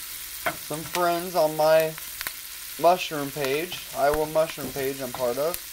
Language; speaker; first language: English; native; English